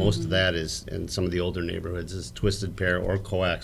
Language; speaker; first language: English; native; English